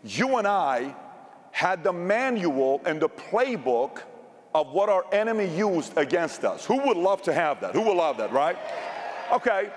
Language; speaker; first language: English; early bilingual, other home language; Persian